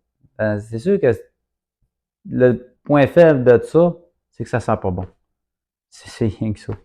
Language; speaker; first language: French; native; French